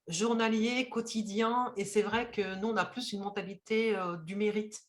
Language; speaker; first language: French; native; French